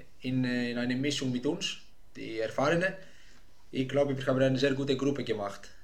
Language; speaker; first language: German; non-native, fluent; Greek